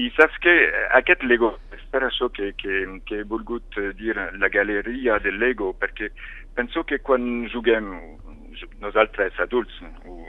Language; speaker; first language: Catalan; non-native, fluent; French